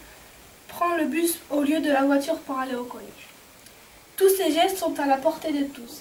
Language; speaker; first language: French; native; French